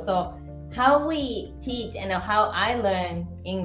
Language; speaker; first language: English; non-native, fluent; Japanese